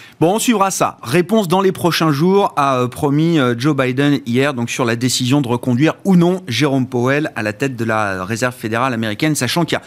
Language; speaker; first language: French; native; French